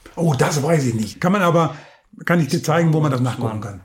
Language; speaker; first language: German; native; German